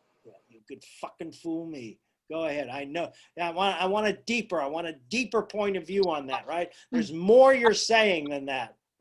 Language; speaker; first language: English; native; English